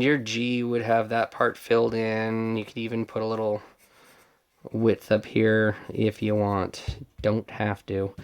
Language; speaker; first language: English; native; English